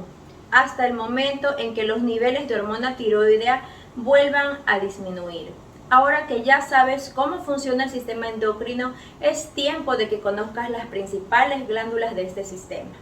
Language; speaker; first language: Spanish; native; Spanish